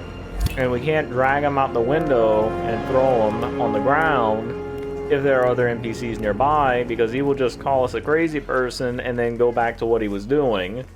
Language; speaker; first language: English; native; English